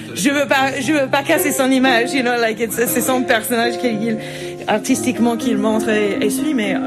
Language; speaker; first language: French; non-native, fluent; English